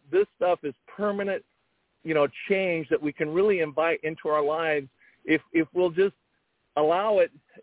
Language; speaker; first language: English; native; English